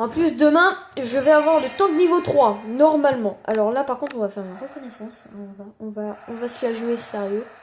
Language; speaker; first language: French; native; French